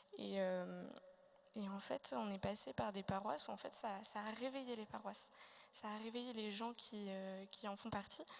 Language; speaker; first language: French; native; French